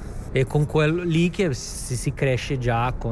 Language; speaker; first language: Italian; native; Italian